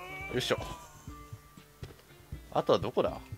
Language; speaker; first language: Japanese; native; Japanese